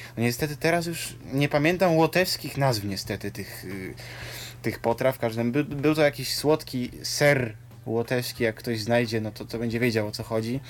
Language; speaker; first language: Polish; native; Polish